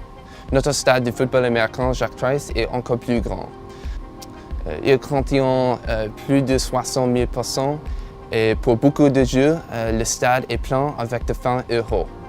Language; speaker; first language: French; non-native, learner; English